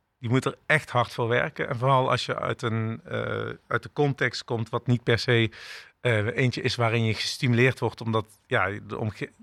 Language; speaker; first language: Dutch; early bilingual, other home language; Turkish